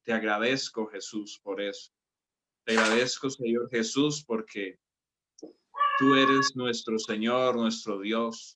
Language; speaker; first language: Spanish; native; Spanish